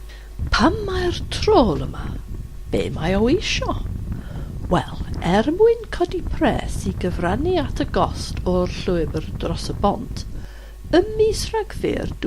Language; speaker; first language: Welsh; non-native, fluent; English